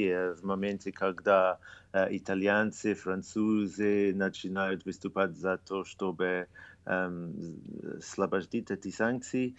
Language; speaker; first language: Russian; non-native, fluent; English